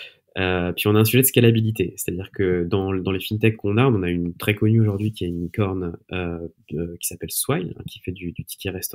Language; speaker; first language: French; native; French